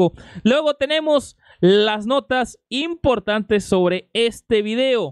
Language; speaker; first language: Spanish; native; Spanish